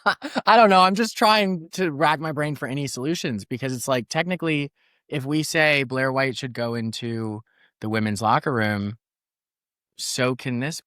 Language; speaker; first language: English; native; English